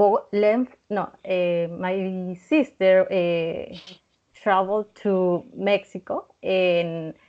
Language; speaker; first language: English; non-native, learner; Spanish